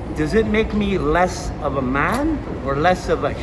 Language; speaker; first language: English; native; English